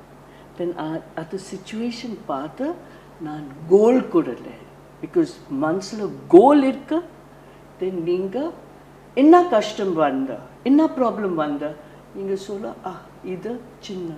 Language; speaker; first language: Tamil; non-native, learner; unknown